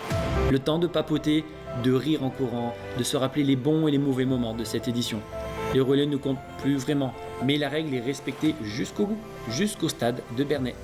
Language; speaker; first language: French; native; French